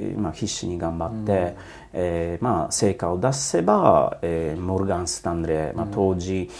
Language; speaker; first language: Japanese; non-native, fluent; Polish